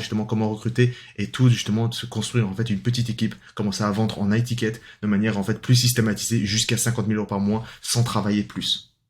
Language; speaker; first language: French; native; French